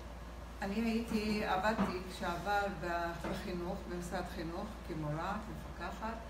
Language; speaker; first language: Hebrew; non-native, local second language; Arabic